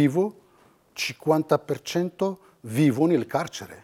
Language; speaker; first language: Italian; non-native, fluent; Riffian